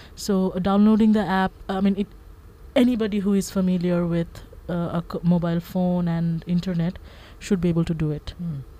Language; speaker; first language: English; non-native, local second language; Bangla